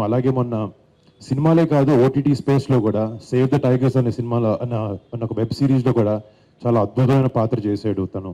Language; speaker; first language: Telugu; native; Telugu